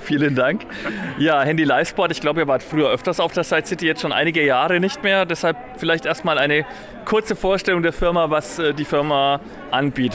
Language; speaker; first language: German; native; German